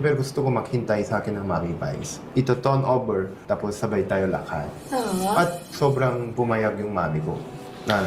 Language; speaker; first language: Filipino; non-native, learner; Korean